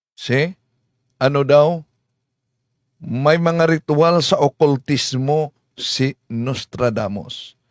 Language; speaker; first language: Filipino; non-native, local second language; Cebuano